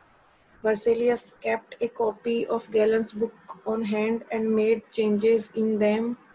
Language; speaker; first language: English; non-native, local second language; Hindi